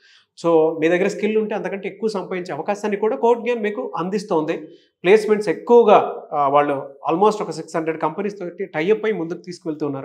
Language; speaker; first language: Telugu; native; Telugu